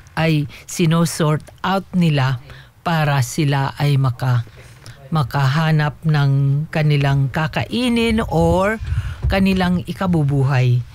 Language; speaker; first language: Filipino; non-native, local second language; Waray